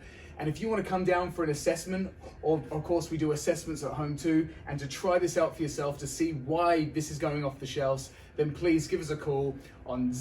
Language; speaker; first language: English; native; English